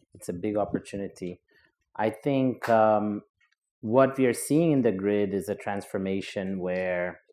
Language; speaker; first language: English; non-native, fluent; Portuguese